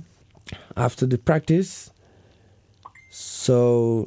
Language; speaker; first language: English; non-native, learner; Wolof